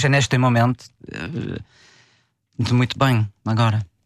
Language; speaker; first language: Portuguese; non-native, learner; English